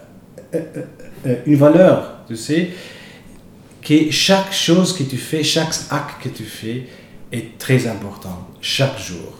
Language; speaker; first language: French; non-native, fluent; Italian